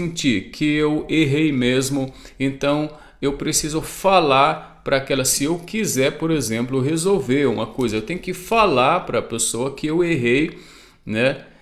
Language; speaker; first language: Portuguese; non-native, fluent; Arabic